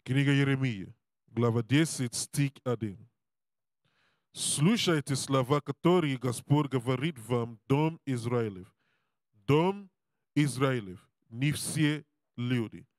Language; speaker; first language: Russian; non-native, learner; English